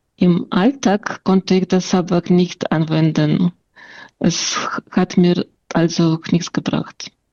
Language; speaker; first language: German; non-native, fluent; Russian